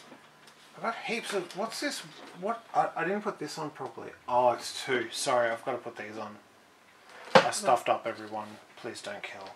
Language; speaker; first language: English; native; English